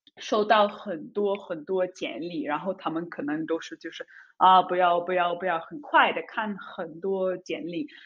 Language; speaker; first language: Chinese; non-native, fluent; German